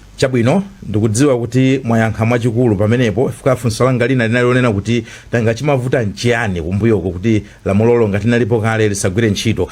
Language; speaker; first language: Nyanja; native; Nyanja